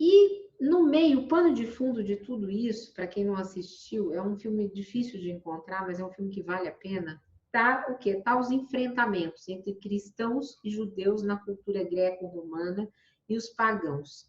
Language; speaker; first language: Portuguese; native; Portuguese